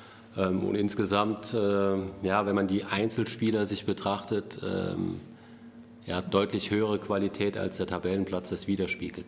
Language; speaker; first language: German; native; German